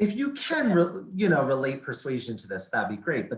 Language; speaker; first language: English; native; English